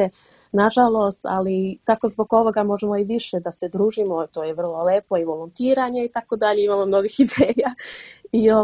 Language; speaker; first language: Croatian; early bilingual, heritage; Dutch